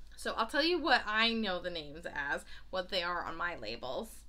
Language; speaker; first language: English; native; English